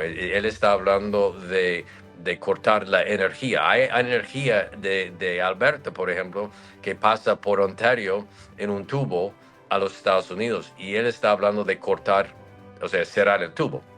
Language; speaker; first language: Spanish; non-native, fluent; English